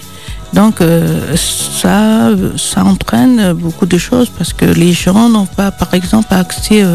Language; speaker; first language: French; non-native, local second language; Malagasy